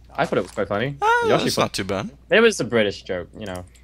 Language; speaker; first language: English; native; English